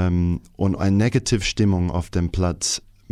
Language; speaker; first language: German; non-native, fluent; English